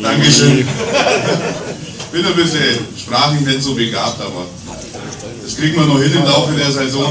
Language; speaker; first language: German; native; German